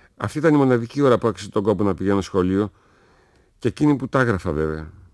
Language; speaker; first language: Greek; native; Greek